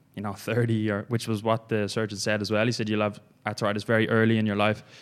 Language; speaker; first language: English; native; English